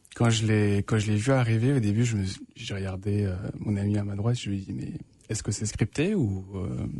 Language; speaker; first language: French; native; French